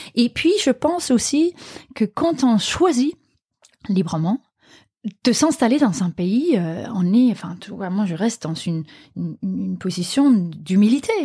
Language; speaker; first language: French; non-native, fluent; Danish